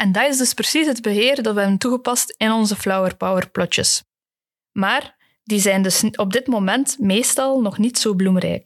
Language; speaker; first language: Dutch; native; Dutch